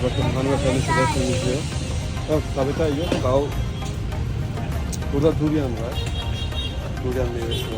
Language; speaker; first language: Turkish; native; Turkish